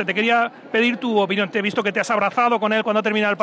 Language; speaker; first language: Spanish; native; Spanish